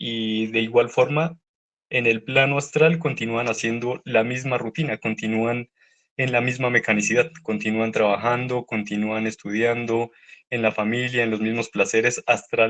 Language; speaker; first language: Spanish; native; Spanish